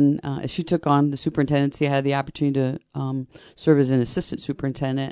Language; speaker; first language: English; native; English